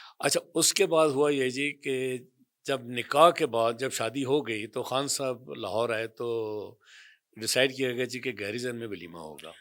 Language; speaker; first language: Urdu; non-native, local second language; Punjabi